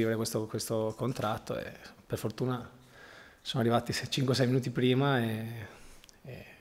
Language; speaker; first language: Italian; native; Italian